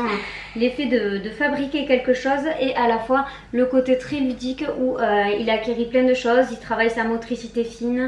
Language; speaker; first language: French; native; French